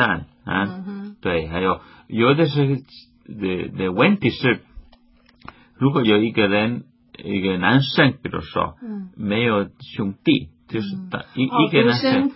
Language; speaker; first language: Chinese; non-native, fluent; Spanish